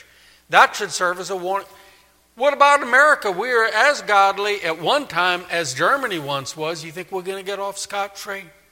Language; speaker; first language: English; native; English